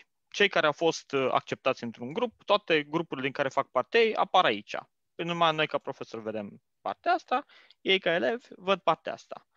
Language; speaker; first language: Romanian; native; Romanian